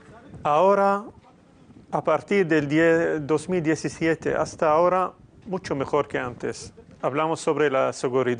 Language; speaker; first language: Spanish; non-native, fluent; Arabic